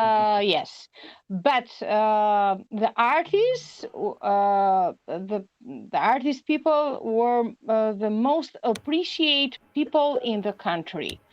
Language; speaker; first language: English; non-native, learner; Albanian